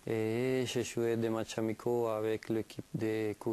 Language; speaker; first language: French; non-native, fluent; Spanish